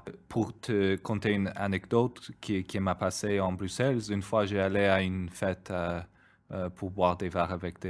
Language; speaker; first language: French; non-native, fluent; Spanish